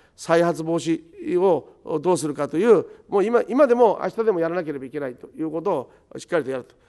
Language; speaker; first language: Japanese; native; Japanese